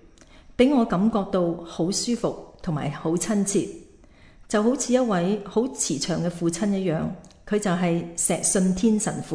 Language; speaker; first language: Chinese; native; Chinese